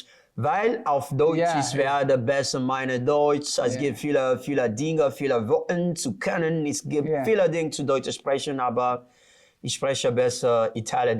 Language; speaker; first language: German; non-native, learner; Portuguese